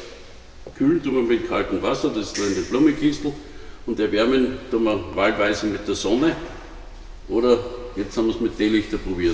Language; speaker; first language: German; native; German